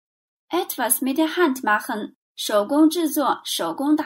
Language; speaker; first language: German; non-native, fluent; Chinese